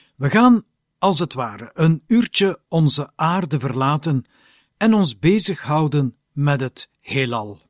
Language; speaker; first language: Dutch; native; Dutch